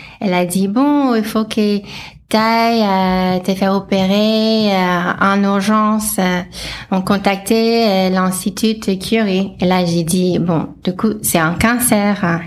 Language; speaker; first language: French; non-native, fluent; English